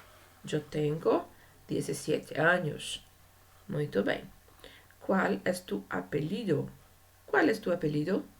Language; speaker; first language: Spanish; non-native, learner; Portuguese